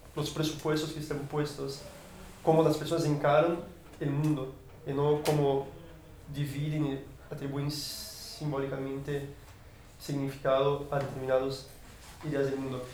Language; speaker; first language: Spanish; non-native, fluent; Portuguese